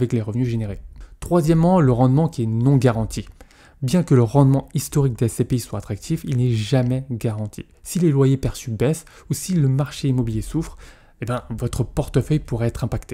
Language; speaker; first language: French; native; French